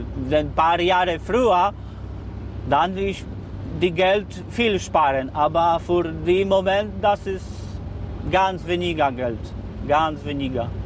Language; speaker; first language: German; non-native, learner; Polish